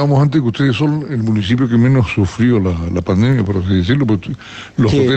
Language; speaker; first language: Spanish; native; Spanish